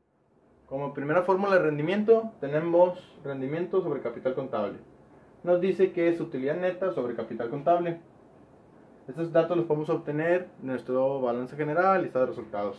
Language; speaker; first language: Spanish; native; Spanish